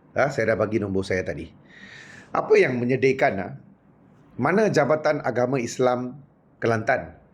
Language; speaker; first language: Malay; non-native, local second language; Punjabi